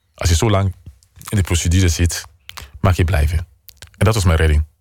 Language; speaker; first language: Dutch; non-native, fluent; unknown